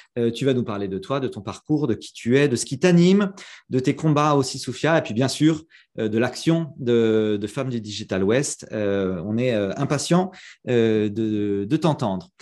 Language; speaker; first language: French; native; French